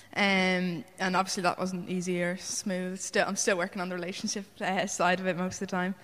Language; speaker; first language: English; native; English